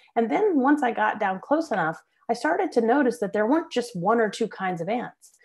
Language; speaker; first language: English; native; English